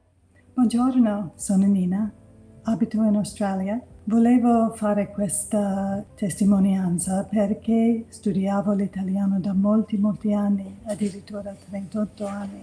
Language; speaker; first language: Italian; non-native, fluent; English